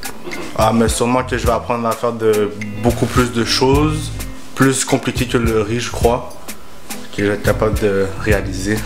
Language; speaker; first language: French; early bilingual, other home language; Haitian Creole